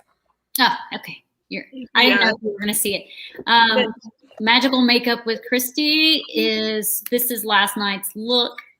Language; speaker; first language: English; native; English